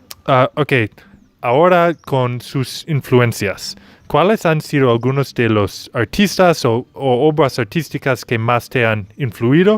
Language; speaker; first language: Spanish; non-native, fluent; English